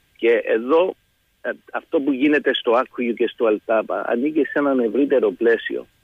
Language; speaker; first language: Greek; early bilingual, heritage; Greek